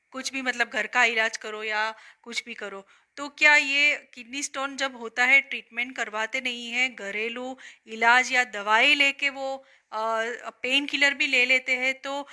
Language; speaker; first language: Hindi; non-native, local second language; Gujarati